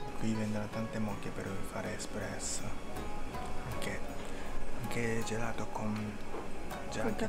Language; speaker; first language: Italian; non-native, learner; Japanese